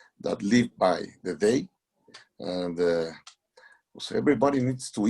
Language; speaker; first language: English; non-native, learner; Spanish